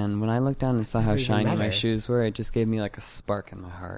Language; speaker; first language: English; native; English